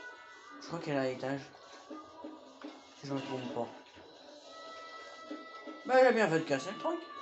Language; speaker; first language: French; native; French